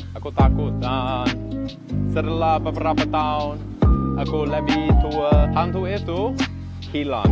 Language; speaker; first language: Indonesian; non-native, learner; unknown